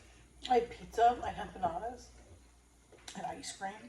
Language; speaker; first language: English; native; English